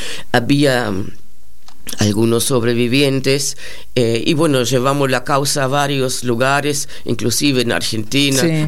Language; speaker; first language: Spanish; non-native, fluent; German